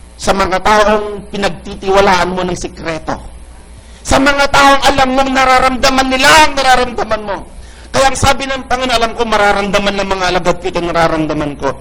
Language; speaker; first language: Filipino; non-native, local second language; Iloko